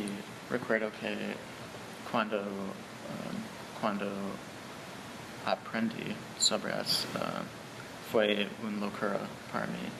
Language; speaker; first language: Spanish; non-native, learner; English